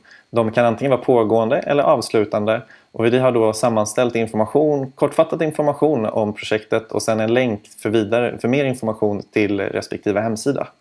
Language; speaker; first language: Swedish; native; Swedish